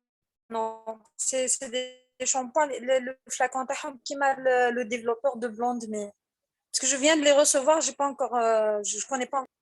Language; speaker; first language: French; non-native, local second language; Arabic